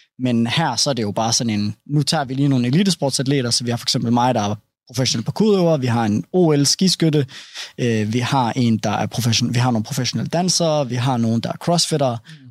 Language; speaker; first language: Danish; early bilingual, other home language; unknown